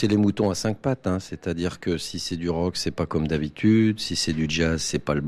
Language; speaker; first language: French; native; French